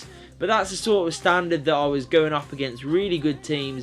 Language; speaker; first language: English; native; English